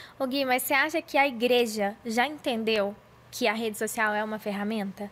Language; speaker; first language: Portuguese; native; Portuguese